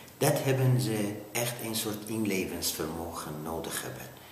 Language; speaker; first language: Dutch; non-native, learner; Persian